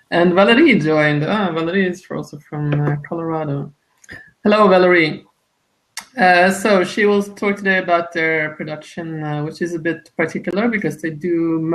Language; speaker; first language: English; non-native, fluent; Italian